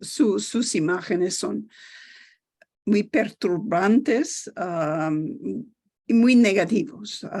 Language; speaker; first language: Spanish; non-native, learner; English